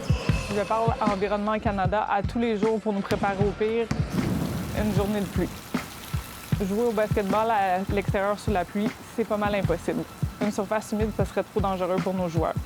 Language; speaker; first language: French; native; French